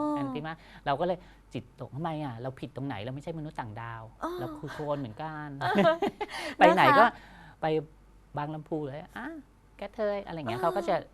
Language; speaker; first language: Thai; native; Thai